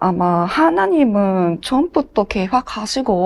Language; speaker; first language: Korean; non-native, learner; Japanese